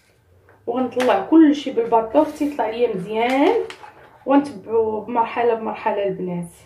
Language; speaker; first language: Arabic; native; Arabic